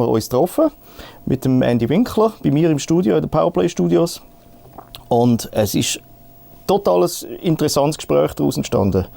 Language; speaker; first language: German; native; German